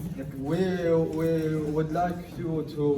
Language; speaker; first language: English; non-native, learner; Arabic